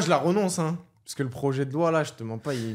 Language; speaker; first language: French; native; French